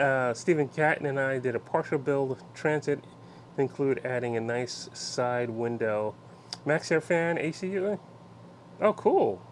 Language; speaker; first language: English; native; English